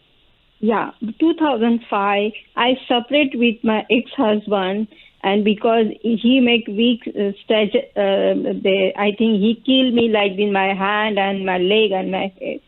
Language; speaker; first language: English; non-native, learner; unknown